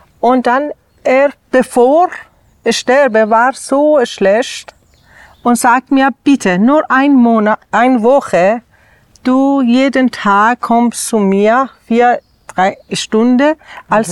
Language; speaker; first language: German; non-native, learner; Persian